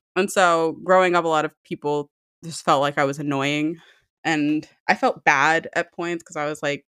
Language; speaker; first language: English; early bilingual, other home language; Amharic